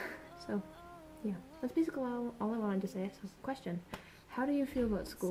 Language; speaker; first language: English; native; English